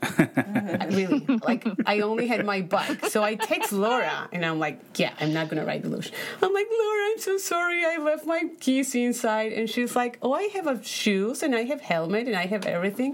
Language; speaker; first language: English; non-native, fluent; Spanish